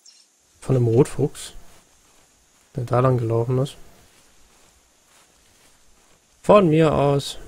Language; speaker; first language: German; native; German